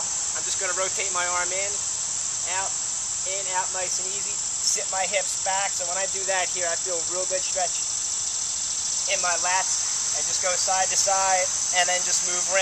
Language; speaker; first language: English; native; English